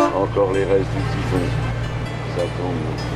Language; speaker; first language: French; native; French